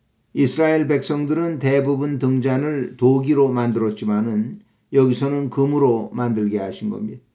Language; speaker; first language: Korean; native; Korean